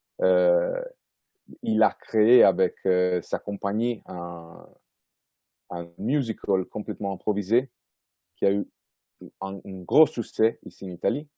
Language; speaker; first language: French; non-native, fluent; Italian